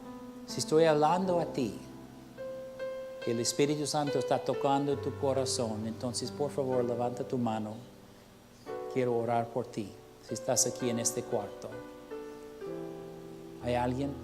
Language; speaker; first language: Spanish; non-native, fluent; English